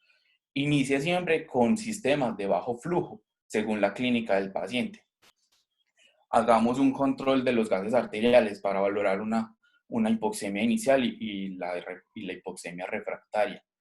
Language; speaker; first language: Spanish; native; Spanish